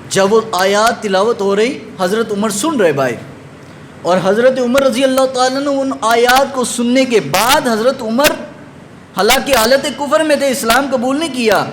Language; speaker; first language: Urdu; non-native, local second language; Punjabi